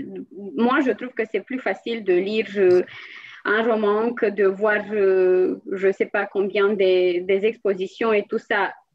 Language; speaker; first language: French; non-native, fluent; Romanian